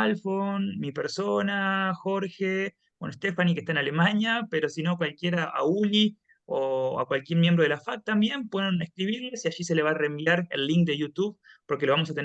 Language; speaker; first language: Spanish; native; Spanish